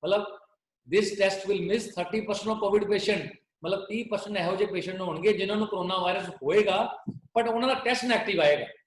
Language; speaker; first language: Hindi; non-native, local second language; Punjabi